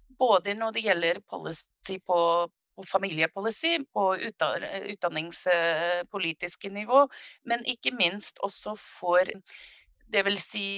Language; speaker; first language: Norwegian; non-native, fluent; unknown